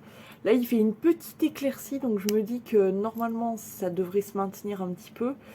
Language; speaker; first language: French; native; French